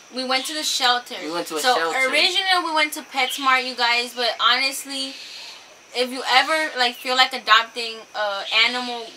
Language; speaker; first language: English; early bilingual, other home language; Spanish